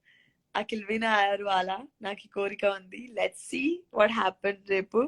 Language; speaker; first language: Telugu; non-native, local second language; Gujarati